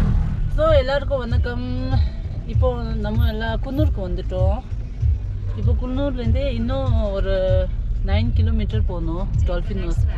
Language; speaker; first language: Tamil; non-native, local second language; Tibetan